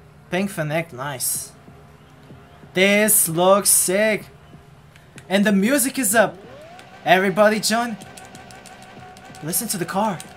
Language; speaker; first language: English; non-native, fluent; Bulgarian